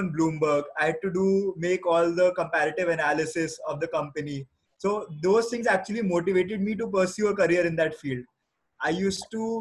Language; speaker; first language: English; non-native, local second language; Hindi